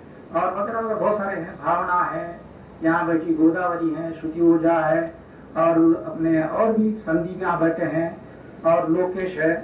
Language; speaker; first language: Hindi; native; Hindi